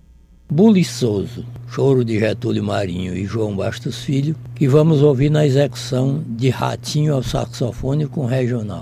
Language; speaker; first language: Portuguese; native; Portuguese